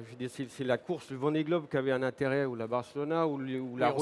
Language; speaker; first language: French; native; French